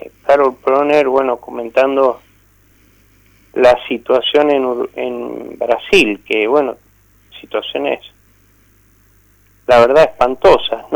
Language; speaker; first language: Spanish; native; Spanish